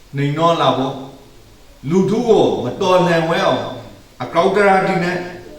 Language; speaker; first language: Burmese; native; Burmese